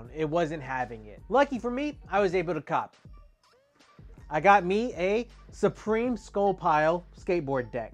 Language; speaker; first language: English; native; English